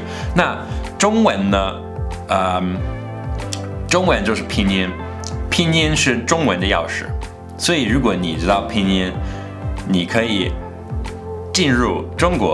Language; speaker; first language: Chinese; non-native, fluent; English